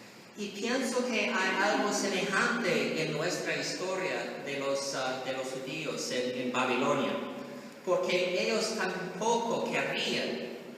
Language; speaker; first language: Spanish; non-native, learner; English